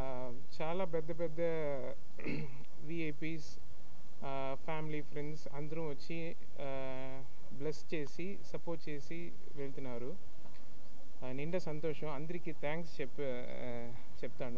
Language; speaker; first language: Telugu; non-native, learner; Tamil